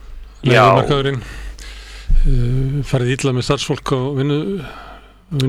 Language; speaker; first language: Icelandic; native; Icelandic